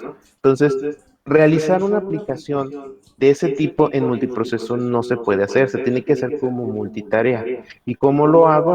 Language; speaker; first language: Spanish; native; Spanish